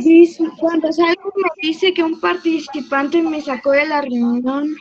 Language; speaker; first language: Spanish; native; Spanish